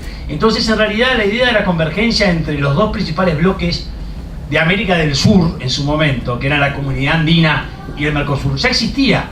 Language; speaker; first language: Spanish; native; Spanish